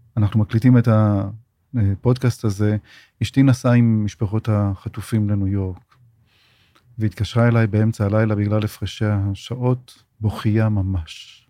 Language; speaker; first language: Hebrew; native; Hebrew